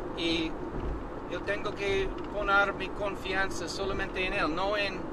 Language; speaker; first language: Spanish; non-native, learner; English